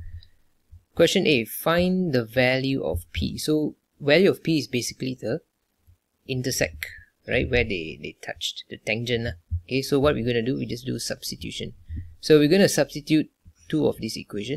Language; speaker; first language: English; non-native, local second language; Malay